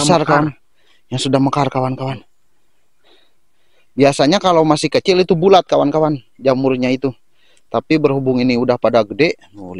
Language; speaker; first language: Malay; non-native, local second language; Sundanese